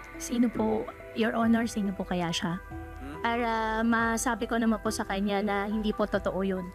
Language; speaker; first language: Filipino; native; Filipino